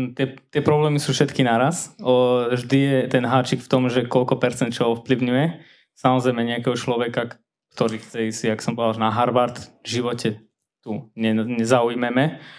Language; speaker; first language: Slovak; non-native, fluent; Armenian